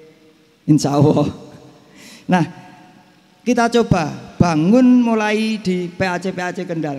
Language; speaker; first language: Indonesian; native; Indonesian